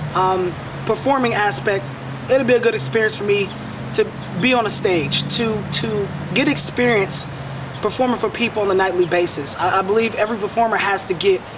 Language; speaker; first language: English; native; English